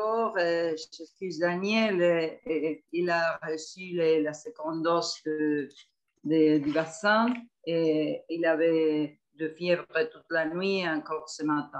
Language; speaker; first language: French; non-native, fluent; Spanish